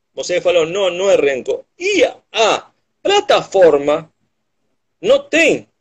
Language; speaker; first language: Portuguese; non-native, learner; Spanish